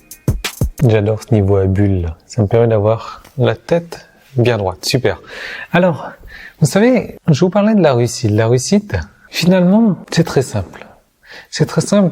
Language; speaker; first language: French; native; French